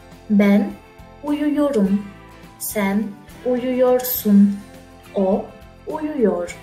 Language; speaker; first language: Turkish; non-native, fluent; French